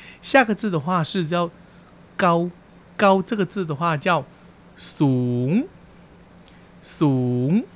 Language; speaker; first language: Chinese; early bilingual, heritage; Chinese